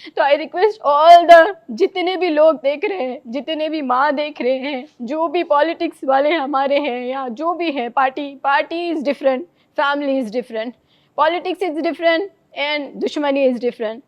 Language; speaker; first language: Hindi; non-native, local second language; Telugu